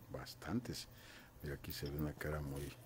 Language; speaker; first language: Spanish; native; Spanish